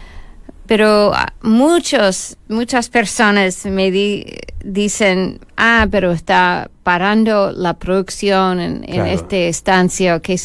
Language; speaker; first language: Spanish; non-native, fluent; English